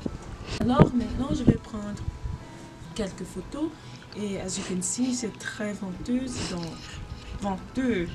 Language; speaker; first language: French; non-native, learner; English